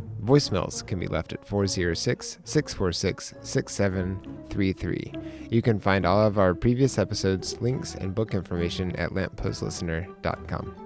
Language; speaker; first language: English; native; English